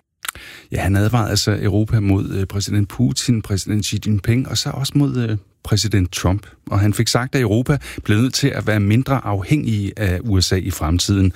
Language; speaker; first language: Danish; native; Danish